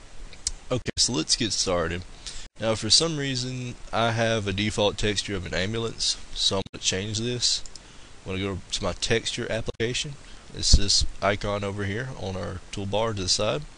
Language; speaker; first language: English; native; English